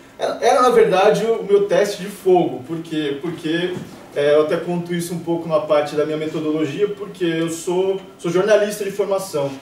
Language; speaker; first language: Portuguese; native; Portuguese